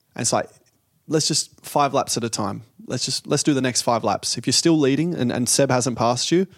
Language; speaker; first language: English; native; English